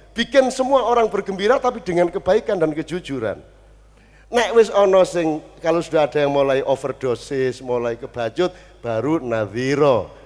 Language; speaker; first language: Indonesian; non-native, local second language; Javanese